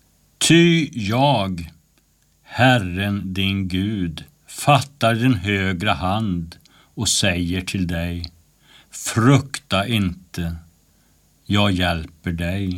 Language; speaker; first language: Swedish; native; Swedish